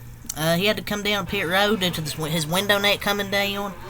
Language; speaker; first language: English; native; English